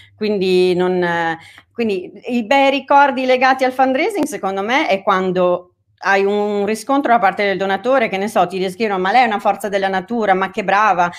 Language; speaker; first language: Italian; native; Italian